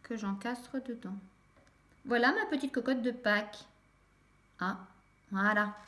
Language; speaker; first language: French; native; French